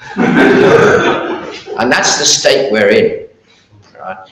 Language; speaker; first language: English; native; English